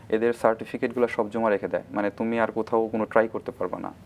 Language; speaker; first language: Bangla; native; Bangla